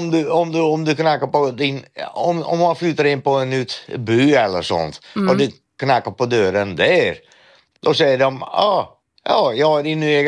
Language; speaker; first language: Swedish; non-native, fluent; Dutch